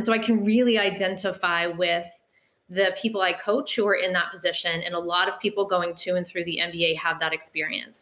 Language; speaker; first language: English; native; English